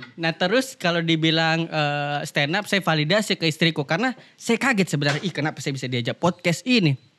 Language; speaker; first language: Indonesian; native; Indonesian